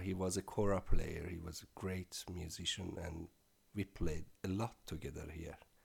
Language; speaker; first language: English; non-native, fluent; Persian